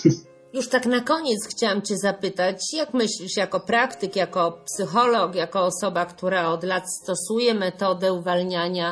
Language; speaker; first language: Polish; native; Polish